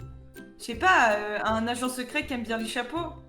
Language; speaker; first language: French; native; French